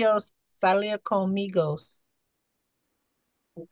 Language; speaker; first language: Spanish; non-native, learner; English